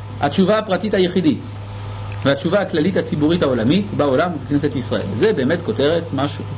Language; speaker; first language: Hebrew; non-native, fluent; French